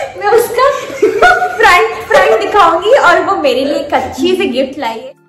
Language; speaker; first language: Hindi; non-native, local second language; Odia